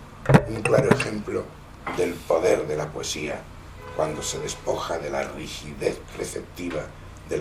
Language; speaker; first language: Spanish; native; Spanish